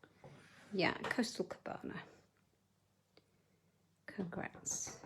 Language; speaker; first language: English; native; English